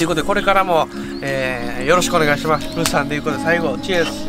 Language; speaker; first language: Japanese; native; Japanese